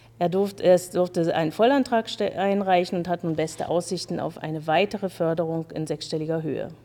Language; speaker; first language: German; native; German